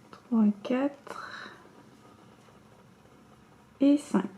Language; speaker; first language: French; native; French